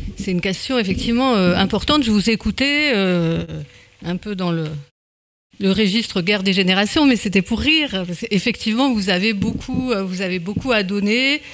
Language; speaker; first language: French; native; French